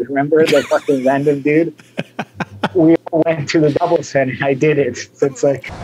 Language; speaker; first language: English; non-native, fluent; Spanish